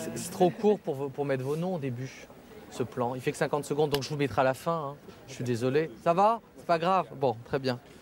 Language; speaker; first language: French; native; French